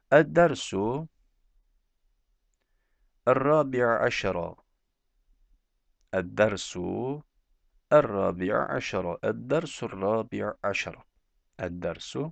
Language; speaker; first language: Arabic; non-native, fluent; Turkish